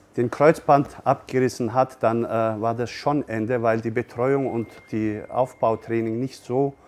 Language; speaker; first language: German; early bilingual, other home language; Turkish